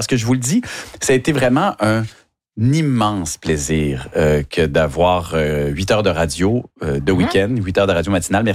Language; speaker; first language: French; native; French